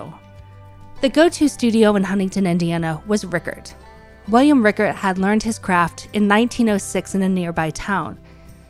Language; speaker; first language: English; native; English